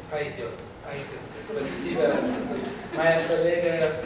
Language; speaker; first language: Russian; non-native, learner; English